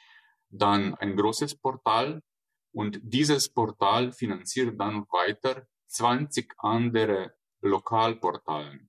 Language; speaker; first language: German; non-native, fluent; Slovenian